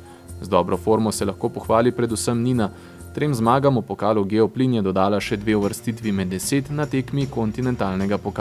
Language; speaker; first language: Slovenian; native; Slovenian